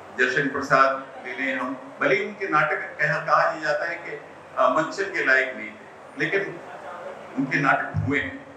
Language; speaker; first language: Hindi; native; Hindi